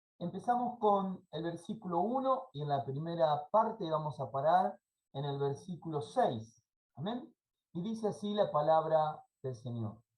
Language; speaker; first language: Spanish; native; Spanish